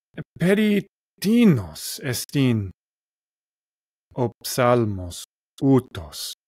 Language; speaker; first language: Greek; non-native, learner; English